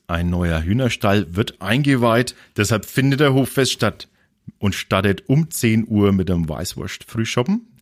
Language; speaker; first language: German; native; German